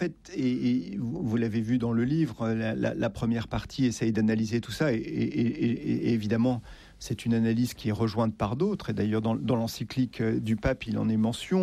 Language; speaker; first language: French; native; French